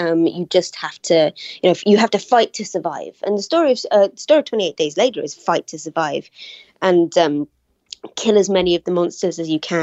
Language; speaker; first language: English; native; English